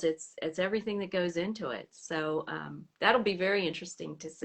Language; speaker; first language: English; native; English